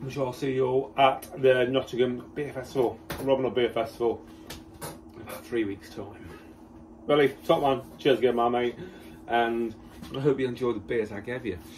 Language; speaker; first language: English; native; English